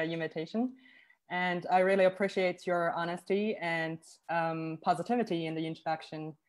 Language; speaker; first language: English; non-native, fluent; Chinese